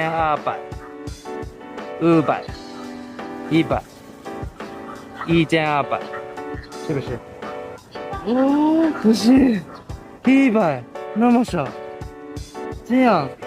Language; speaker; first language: Chinese; non-native, learner; Japanese